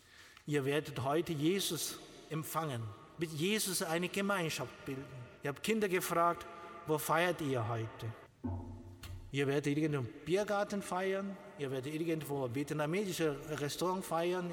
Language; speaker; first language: German; non-native, learner; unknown